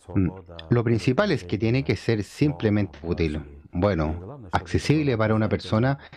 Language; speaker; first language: Spanish; non-native, fluent; Chinese